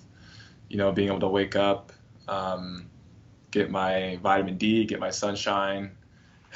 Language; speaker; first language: English; native; English